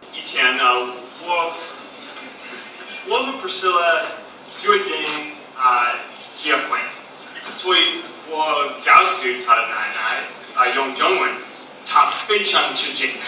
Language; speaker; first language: Chinese; non-native, learner; English